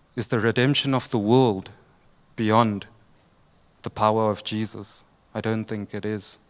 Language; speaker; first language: English; native; English